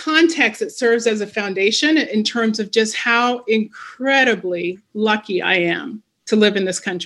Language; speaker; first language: English; non-native, fluent; Spanish